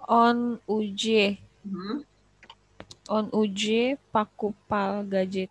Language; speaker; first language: Russian; non-native, learner; Indonesian